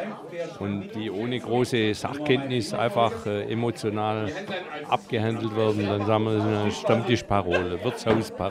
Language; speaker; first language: German; native; German